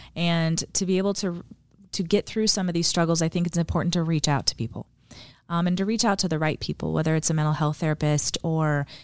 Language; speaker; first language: English; native; English